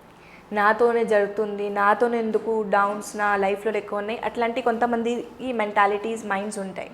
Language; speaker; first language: Telugu; non-native, fluent; Hindi